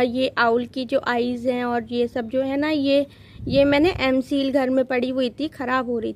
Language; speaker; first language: Hindi; native; Hindi